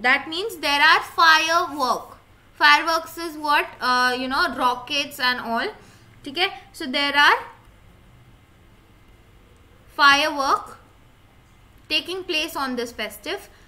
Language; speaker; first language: English; non-native, local second language; Hindi